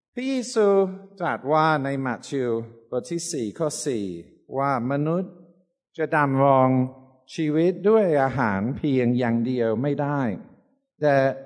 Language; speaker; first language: Thai; non-native, fluent; English